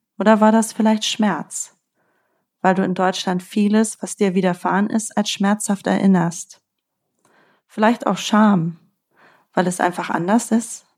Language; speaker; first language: German; native; German